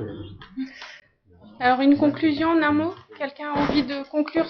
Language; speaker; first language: French; native; French